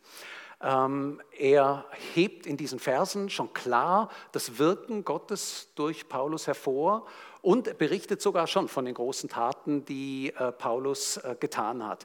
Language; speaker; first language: German; native; German